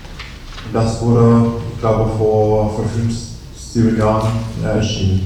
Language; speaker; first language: German; non-native, fluent; English